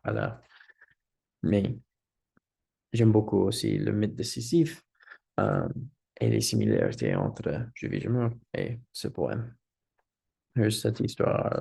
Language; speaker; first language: French; non-native, learner; English